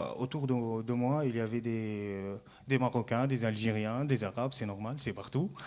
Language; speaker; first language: French; non-native, fluent; Arabic